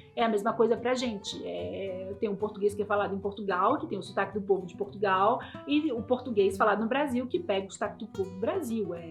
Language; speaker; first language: Portuguese; native; Portuguese